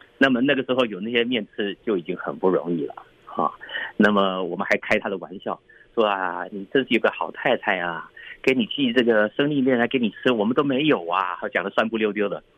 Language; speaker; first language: Chinese; native; Chinese